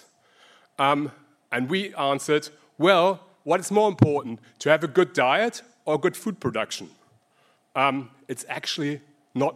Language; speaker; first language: English; non-native, fluent; German